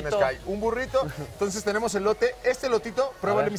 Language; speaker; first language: Spanish; native; Spanish